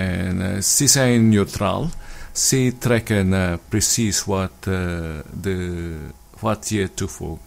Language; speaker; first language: Dutch; non-native, learner; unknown